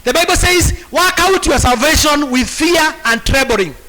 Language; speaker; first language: English; non-native, local second language; Swahili